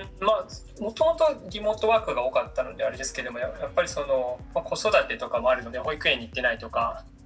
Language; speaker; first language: Japanese; native; Japanese